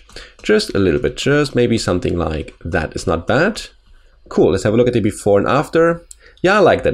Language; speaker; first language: English; non-native, fluent; German